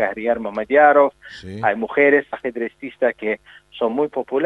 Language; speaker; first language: Spanish; non-native, fluent; Azerbaijani